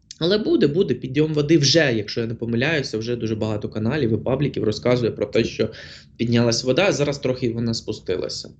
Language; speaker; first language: Ukrainian; non-native, local second language; Russian